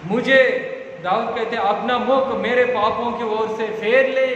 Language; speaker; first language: Hindi; non-native, local second language; Telugu